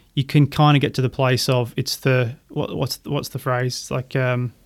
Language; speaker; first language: English; native; English